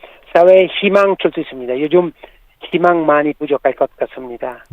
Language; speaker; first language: Korean; non-native, learner; Italian